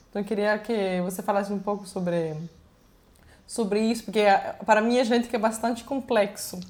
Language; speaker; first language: Portuguese; non-native, fluent; Spanish